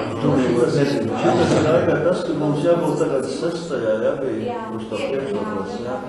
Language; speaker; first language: Latvian; native; Latvian